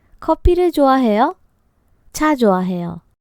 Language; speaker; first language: Korean; non-native, fluent; Sinhala